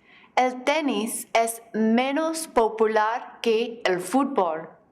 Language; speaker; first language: Spanish; non-native, fluent; English